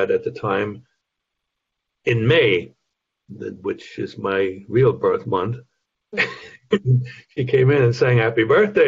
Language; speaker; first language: English; non-native, fluent; German